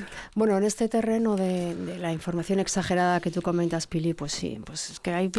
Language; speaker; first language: Spanish; native; Spanish